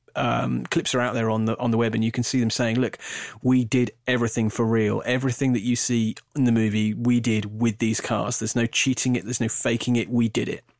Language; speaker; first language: English; native; English